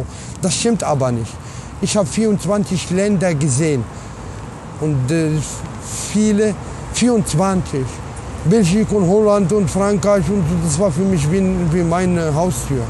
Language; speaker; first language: German; non-native, learner; Arabic